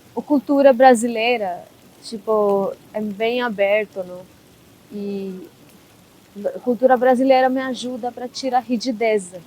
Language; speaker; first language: Portuguese; non-native, learner; Hindi